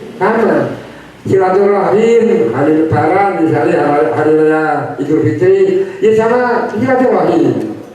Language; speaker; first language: Indonesian; non-native, local second language; Javanese